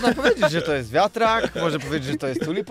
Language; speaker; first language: Polish; early bilingual, other home language; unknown